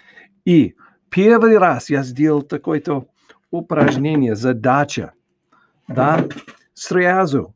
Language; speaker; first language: Russian; non-native, learner; English